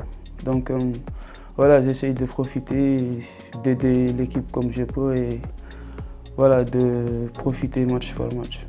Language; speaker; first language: French; non-native, local second language; Wolof